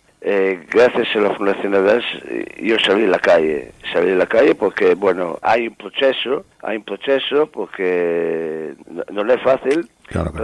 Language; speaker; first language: Spanish; non-native, learner; Italian